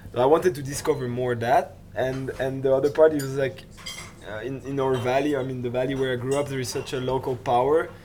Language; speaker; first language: English; non-native, fluent; French